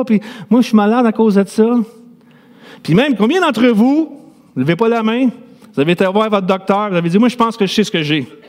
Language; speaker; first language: French; native; French